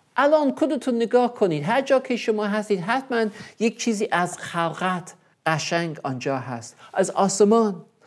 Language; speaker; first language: Persian; non-native, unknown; English